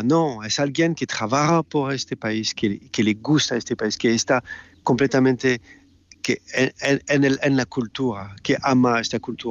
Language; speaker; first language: Spanish; non-native, learner; French